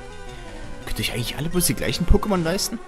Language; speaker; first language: German; native; German